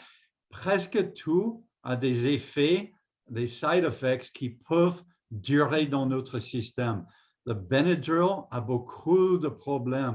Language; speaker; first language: French; non-native, fluent; English